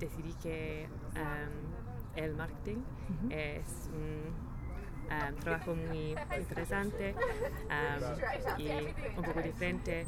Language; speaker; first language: Spanish; non-native, learner; English